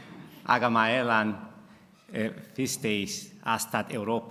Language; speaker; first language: Estonian; non-native, learner; Spanish